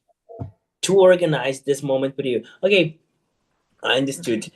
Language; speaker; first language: English; non-native, fluent; Portuguese